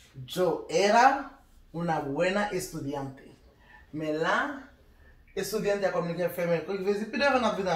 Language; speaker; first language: Spanish; non-native, learner; Haitian Creole